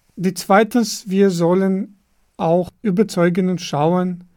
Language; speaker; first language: German; non-native, fluent; Armenian